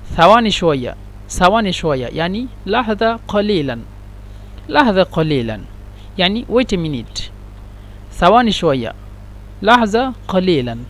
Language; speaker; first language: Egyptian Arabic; non-native, learner; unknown